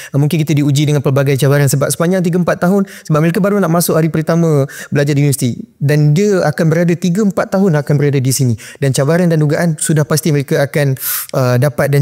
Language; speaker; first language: Malay; native; Malay